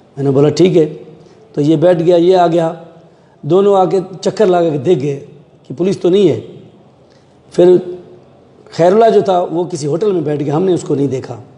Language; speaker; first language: Urdu; non-native, local second language; Sindhi